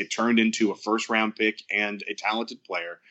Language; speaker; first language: English; native; English